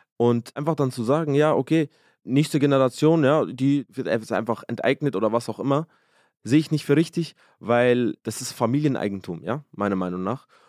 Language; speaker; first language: German; early bilingual, other home language; Arabic